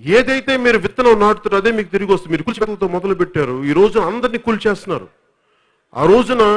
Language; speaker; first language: Telugu; native; Telugu